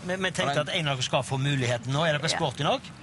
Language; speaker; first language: Norwegian; native; Norwegian